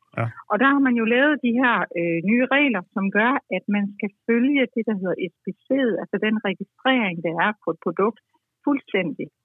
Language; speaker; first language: Danish; native; Danish